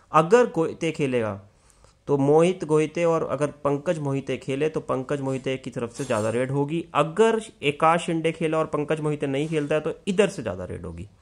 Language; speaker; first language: Hindi; native; Hindi